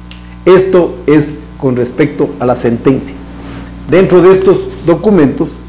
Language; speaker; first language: Spanish; native; Spanish